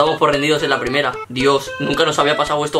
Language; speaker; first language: Spanish; native; Spanish